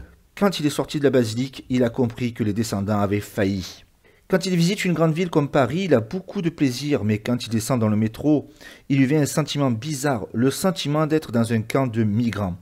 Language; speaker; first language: French; native; French